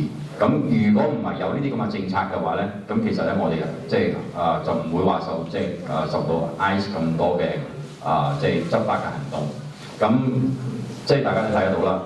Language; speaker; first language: Cantonese; native; Cantonese